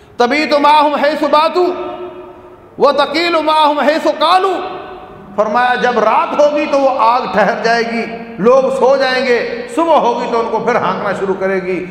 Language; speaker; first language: Urdu; native; Urdu